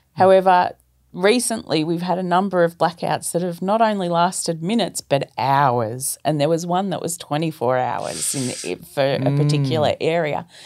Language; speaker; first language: English; native; English